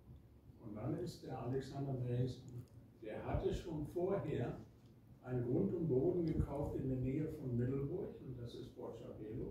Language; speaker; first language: German; early bilingual, heritage; German